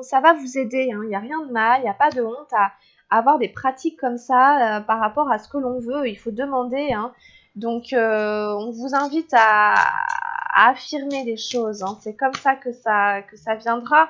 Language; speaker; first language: French; native; French